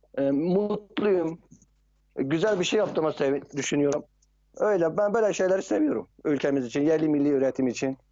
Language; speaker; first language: Turkish; non-native, local second language; Kurdish